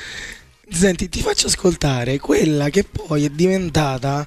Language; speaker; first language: Italian; native; Italian